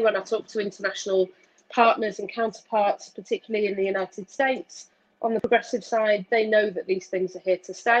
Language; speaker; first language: English; native; English